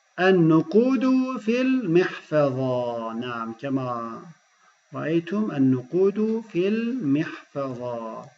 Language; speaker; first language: Arabic; non-native, fluent; Turkish